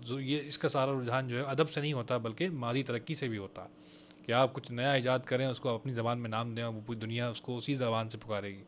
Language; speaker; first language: Urdu; native; Urdu